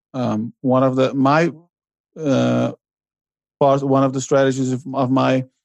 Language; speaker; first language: English; non-native, fluent; Dutch